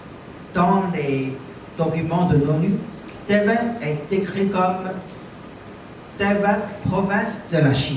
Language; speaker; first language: French; non-native, fluent; Chinese